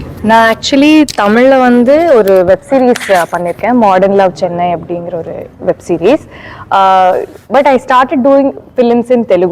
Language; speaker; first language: Tamil; non-native, learner; Telugu